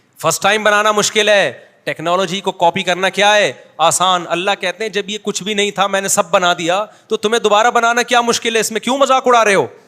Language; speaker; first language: Urdu; native; Urdu